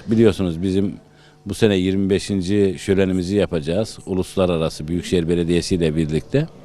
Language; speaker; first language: Turkish; native; Turkish